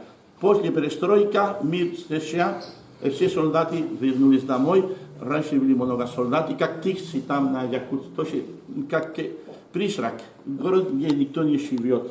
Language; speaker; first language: Russian; non-native, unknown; Spanish